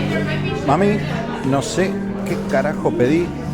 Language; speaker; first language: Spanish; native; Spanish